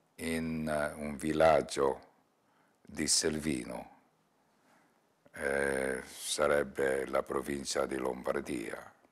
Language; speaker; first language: Italian; non-native, learner; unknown